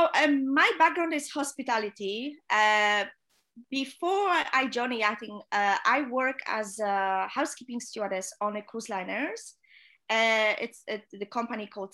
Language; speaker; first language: English; non-native, fluent; Polish